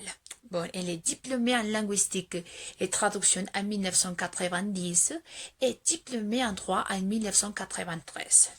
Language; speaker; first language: French; non-native, fluent; Spanish